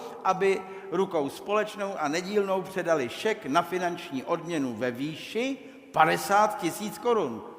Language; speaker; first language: Czech; native; Czech